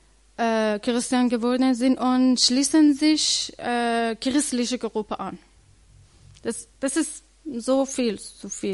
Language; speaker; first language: German; non-native, learner; Persian